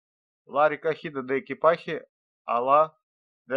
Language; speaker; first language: Spanish; non-native, learner; Russian